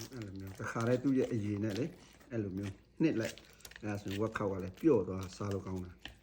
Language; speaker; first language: Burmese; non-native, local second language; Shan